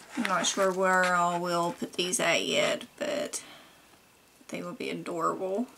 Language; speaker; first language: English; native; English